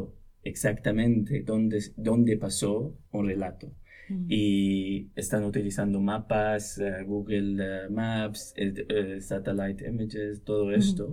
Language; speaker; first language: Spanish; non-native, local second language; Arabic